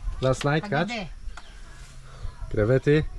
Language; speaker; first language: English; non-native, learner; Polish